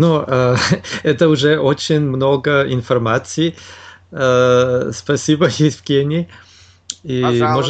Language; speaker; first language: Russian; non-native, learner; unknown